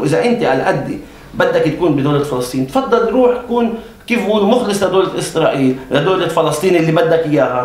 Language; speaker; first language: Arabic; native; Arabic